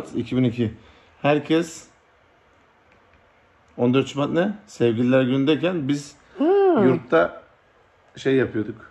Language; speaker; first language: Turkish; native; Turkish